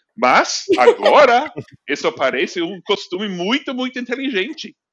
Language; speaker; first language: Portuguese; non-native, fluent; English